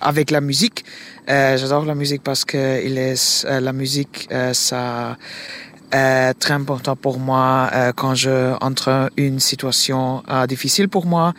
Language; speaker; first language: French; non-native, learner; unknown